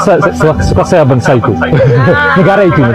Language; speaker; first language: Indonesian; non-native, learner; English